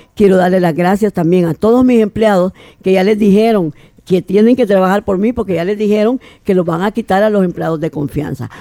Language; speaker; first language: Spanish; native; Spanish